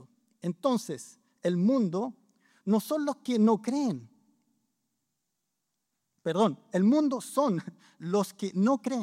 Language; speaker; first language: Spanish; native; Spanish